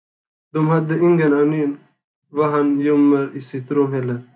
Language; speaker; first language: Swedish; non-native, learner; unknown